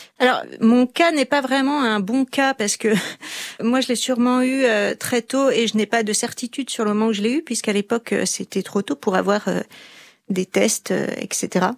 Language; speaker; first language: French; native; French